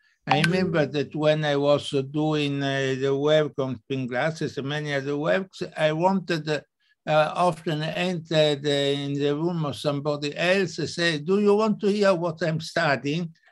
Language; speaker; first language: English; non-native, fluent; Italian